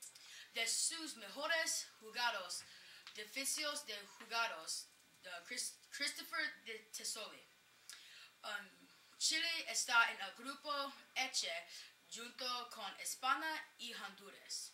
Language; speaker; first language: Spanish; non-native, learner; English